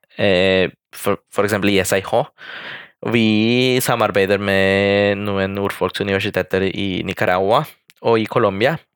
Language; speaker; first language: Norwegian; non-native, fluent; Spanish